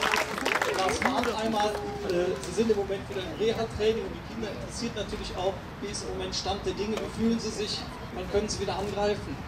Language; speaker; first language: German; native; German